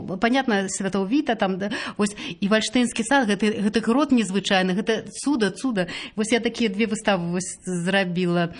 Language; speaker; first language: Belarusian; non-native, local second language; Russian